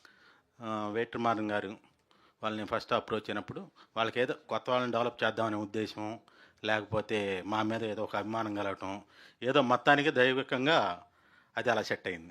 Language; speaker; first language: Telugu; native; Telugu